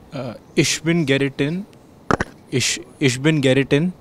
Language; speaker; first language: German; non-native, learner; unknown